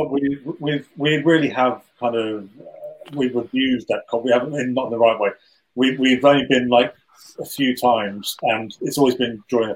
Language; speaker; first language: English; native; English